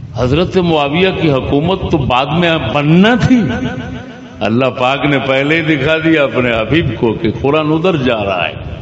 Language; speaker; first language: Urdu; non-native, local second language; Punjabi